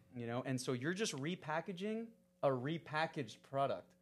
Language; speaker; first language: English; early bilingual, other home language; Spanish